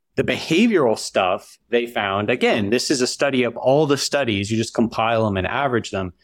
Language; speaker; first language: English; native; English